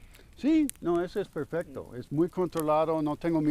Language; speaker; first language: Spanish; non-native, learner; English